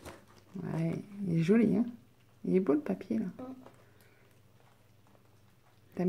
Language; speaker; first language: French; native; French